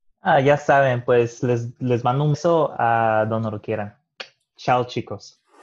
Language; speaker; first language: Spanish; early bilingual, heritage; Spanish